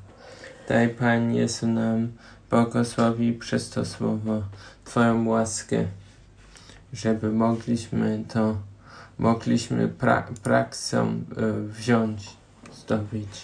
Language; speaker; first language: Polish; non-native, learner; German